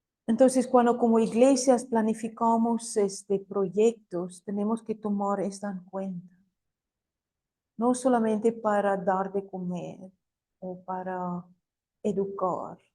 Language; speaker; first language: Spanish; non-native, fluent; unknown